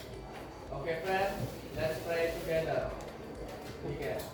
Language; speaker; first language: English; non-native, learner; Indonesian